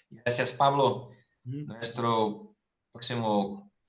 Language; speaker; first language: Spanish; non-native, fluent; Portuguese